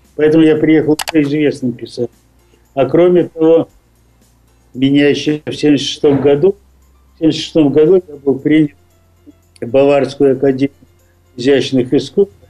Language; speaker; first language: Russian; native; Russian